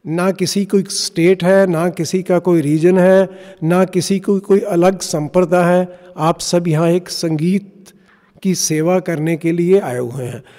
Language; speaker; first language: Hindi; non-native, local second language; Punjabi